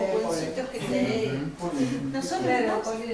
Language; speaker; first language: Spanish; native; Spanish